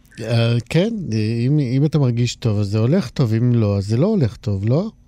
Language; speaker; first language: Hebrew; native; Hebrew